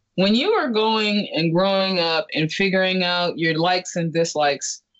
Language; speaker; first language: English; native; English